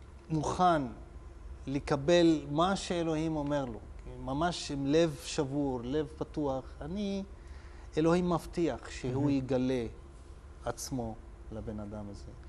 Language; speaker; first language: Hebrew; non-native, local second language; Arabic